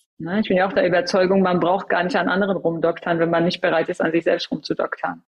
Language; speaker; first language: German; early bilingual, other home language; Persian